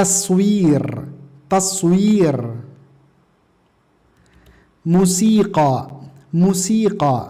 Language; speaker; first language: Arabic; non-native, learner; Indonesian